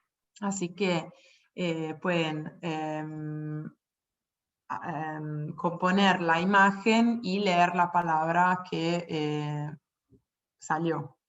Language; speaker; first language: Spanish; non-native, fluent; Italian